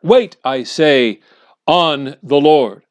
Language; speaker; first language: English; native; English